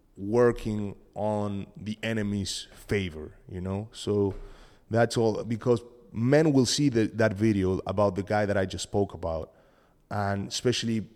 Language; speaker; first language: English; non-native, fluent; Spanish